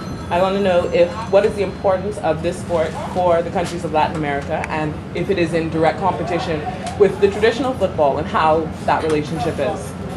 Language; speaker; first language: English; native; English